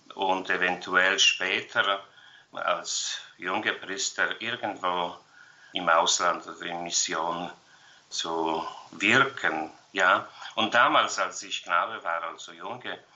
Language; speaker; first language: German; non-native, fluent; Polish